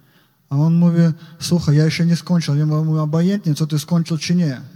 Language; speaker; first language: Polish; non-native, learner; Ukrainian